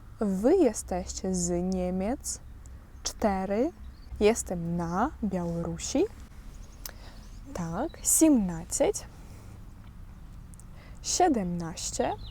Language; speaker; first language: Polish; non-native, fluent; Ukrainian